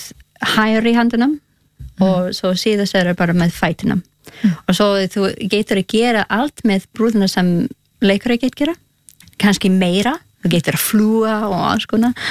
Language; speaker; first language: Icelandic; non-native, learner; Spanish